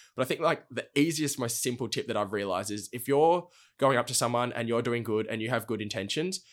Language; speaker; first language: English; native; English